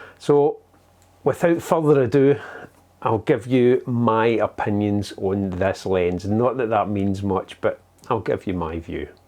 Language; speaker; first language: English; native; English